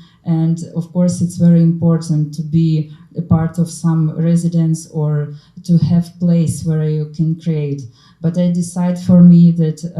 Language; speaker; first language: English; non-native, learner; Ukrainian